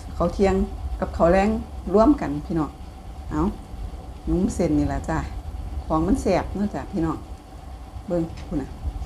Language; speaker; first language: Thai; native; Thai